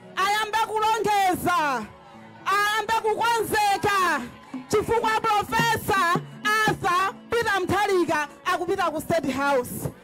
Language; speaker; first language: Nyanja; native; Nyanja